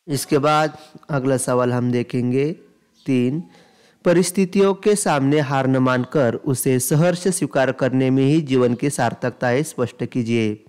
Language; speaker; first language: Hindi; non-native, local second language; Marathi